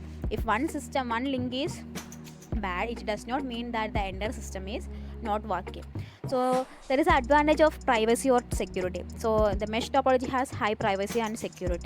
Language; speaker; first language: English; non-native, local second language; Malayalam